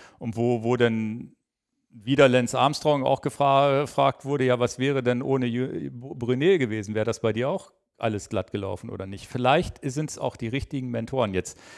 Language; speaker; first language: German; native; German